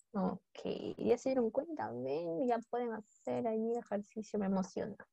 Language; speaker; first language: Spanish; native; Spanish